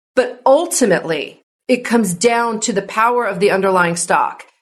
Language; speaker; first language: English; native; English